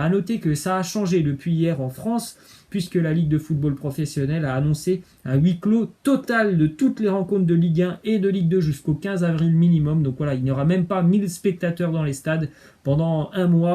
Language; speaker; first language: French; native; French